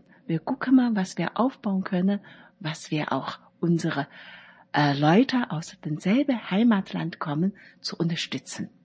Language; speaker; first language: German; non-native, learner; Chinese